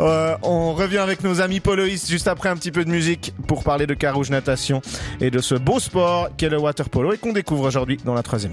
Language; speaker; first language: French; native; French